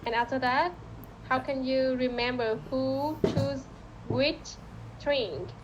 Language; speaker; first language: English; non-native, learner; Vietnamese